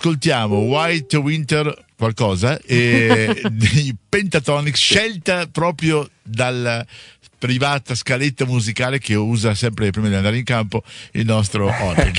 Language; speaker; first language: Italian; native; Italian